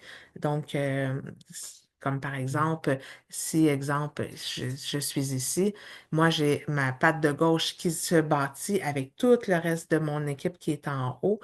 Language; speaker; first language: French; native; French